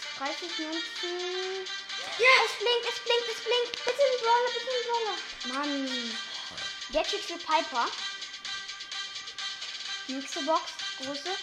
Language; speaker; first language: German; native; German